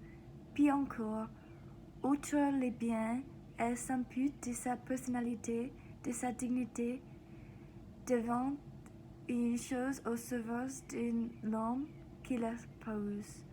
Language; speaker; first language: French; non-native, learner; English